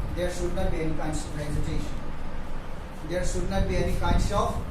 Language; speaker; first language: English; non-native, local second language; Nepali